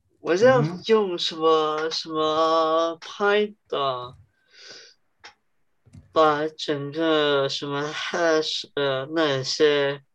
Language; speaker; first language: Chinese; early bilingual, heritage; Chinese